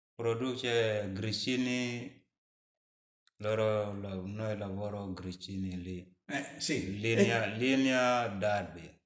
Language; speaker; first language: Italian; non-native, learner; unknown